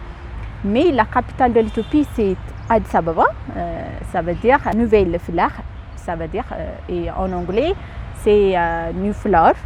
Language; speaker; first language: French; non-native, fluent; Amharic